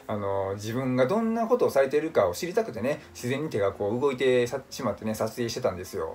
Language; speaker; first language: Japanese; native; Japanese